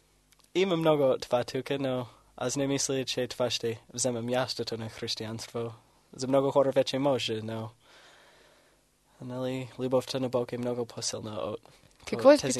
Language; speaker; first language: Bulgarian; non-native, fluent; English